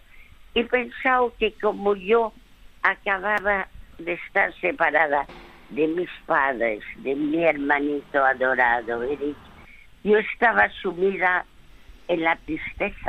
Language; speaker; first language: Spanish; early bilingual, other home language; French